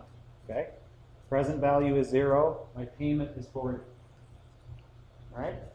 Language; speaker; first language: English; native; English